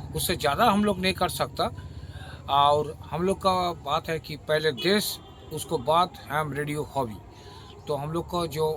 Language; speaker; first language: Hindi; non-native, local second language; Bangla